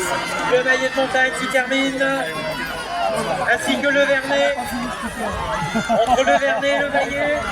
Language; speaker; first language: French; native; French